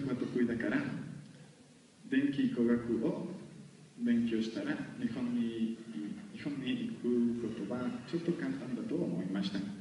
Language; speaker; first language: Japanese; non-native, learner; Spanish